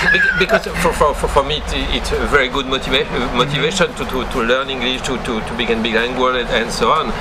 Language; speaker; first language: English; non-native, learner; French